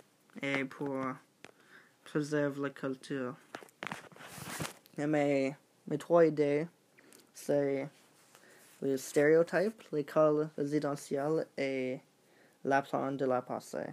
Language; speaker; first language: French; non-native, learner; English